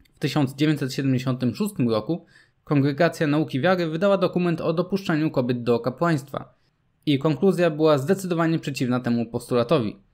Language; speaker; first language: Polish; native; Polish